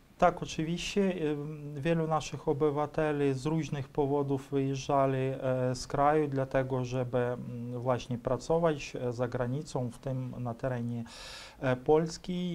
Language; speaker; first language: Polish; non-native, fluent; Ukrainian